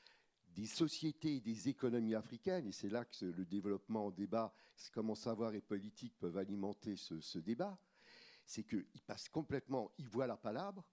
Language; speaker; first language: French; native; French